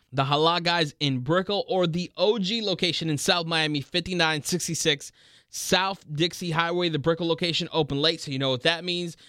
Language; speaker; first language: English; native; English